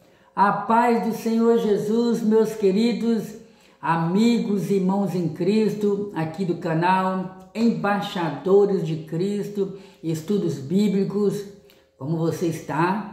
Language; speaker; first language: Portuguese; native; Portuguese